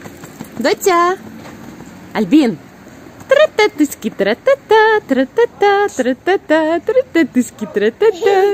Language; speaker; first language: Russian; native; Russian